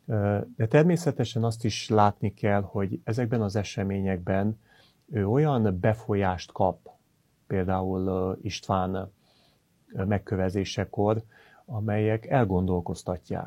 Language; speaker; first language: Hungarian; native; Hungarian